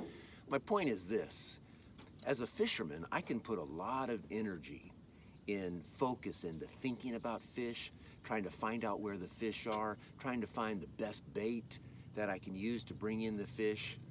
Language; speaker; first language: English; native; English